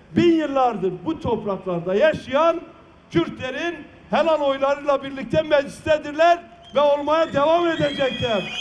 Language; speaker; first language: Turkish; non-native, local second language; Kurdish